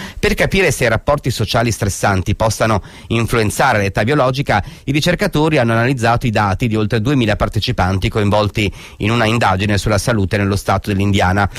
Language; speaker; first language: Italian; native; Italian